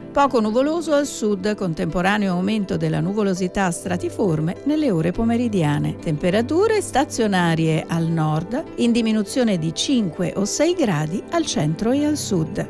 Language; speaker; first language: Italian; native; Italian